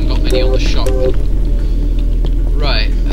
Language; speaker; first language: English; native; English